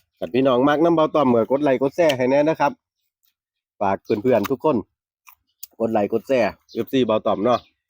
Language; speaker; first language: Thai; native; Thai